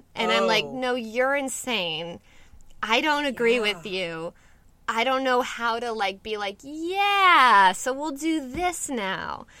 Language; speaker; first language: English; native; English